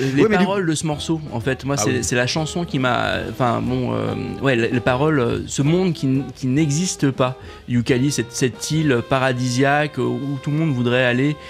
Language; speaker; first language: French; native; French